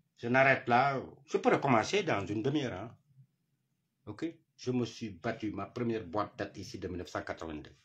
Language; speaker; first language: French; non-native, local second language; Wolof